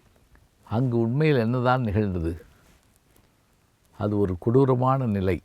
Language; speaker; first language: Tamil; native; Tamil